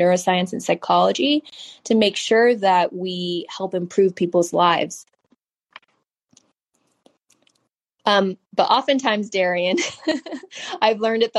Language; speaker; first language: English; early bilingual, other home language; Chinese